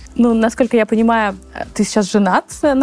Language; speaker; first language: Russian; native; Russian